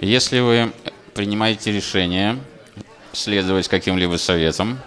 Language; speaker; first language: Russian; native; Russian